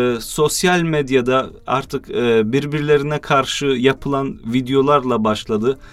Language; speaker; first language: Turkish; early bilingual, heritage; Turkish